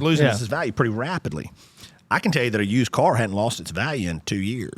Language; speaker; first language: English; native; English